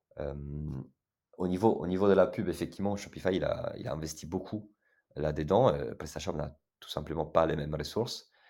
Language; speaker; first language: French; non-native, fluent; Italian